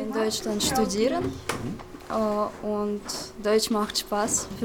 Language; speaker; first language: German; non-native, learner; Russian